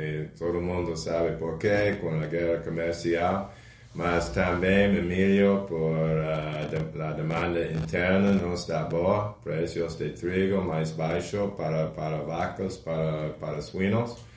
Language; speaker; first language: Portuguese; non-native, fluent; English